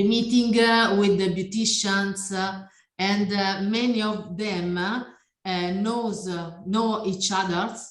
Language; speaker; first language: English; non-native, learner; Italian